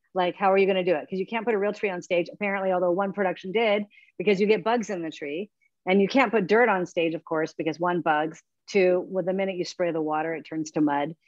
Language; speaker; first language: English; native; English